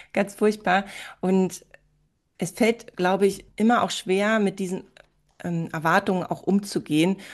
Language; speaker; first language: German; native; German